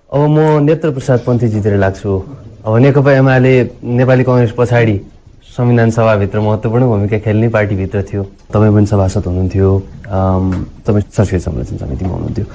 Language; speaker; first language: Nepali; native; Nepali